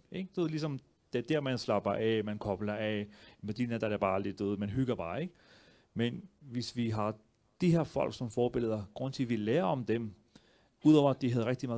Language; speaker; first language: Danish; early bilingual, other home language; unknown